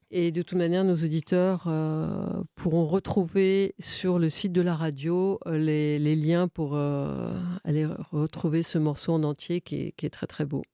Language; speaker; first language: French; native; French